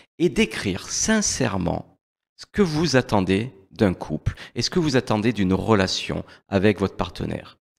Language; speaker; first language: French; native; French